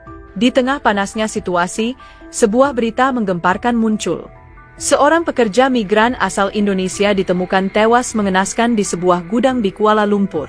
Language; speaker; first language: Indonesian; native; Indonesian